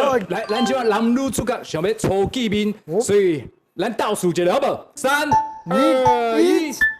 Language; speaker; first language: Chinese; native; Chinese